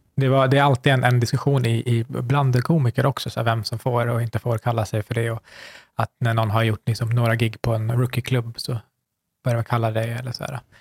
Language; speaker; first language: Swedish; early bilingual, other home language; Kurdish